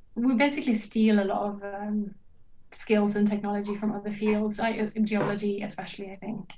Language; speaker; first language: English; non-native, fluent; Norwegian